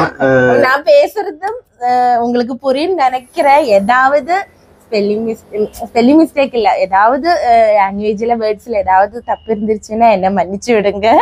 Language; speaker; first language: Tamil; non-native, learner; Malayalam